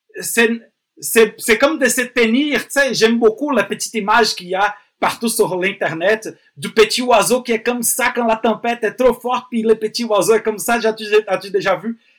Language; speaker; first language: French; non-native, fluent; Portuguese